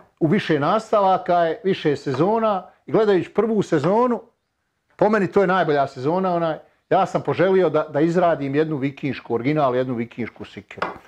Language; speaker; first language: Bosnian; native; Bosnian